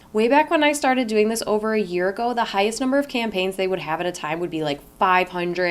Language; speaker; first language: English; native; English